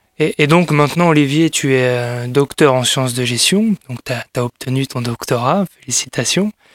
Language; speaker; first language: French; native; French